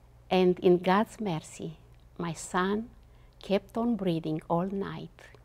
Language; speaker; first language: English; non-native, fluent; Romanian